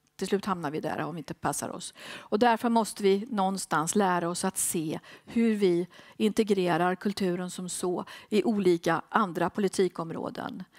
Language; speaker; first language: Swedish; native; Swedish